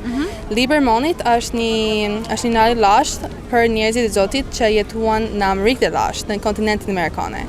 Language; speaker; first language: Albanian; non-native, fluent; English